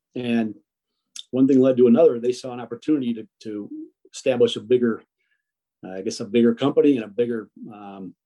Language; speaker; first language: English; early bilingual, other home language; Italian